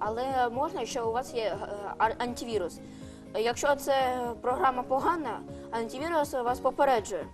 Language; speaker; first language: Ukrainian; non-native, local second language; Russian